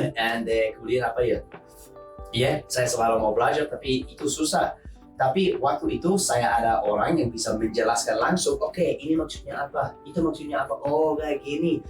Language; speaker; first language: Indonesian; non-native, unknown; English